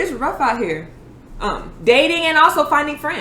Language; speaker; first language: English; native; English